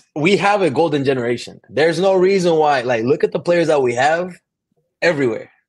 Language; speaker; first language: English; early bilingual, other home language; Spanish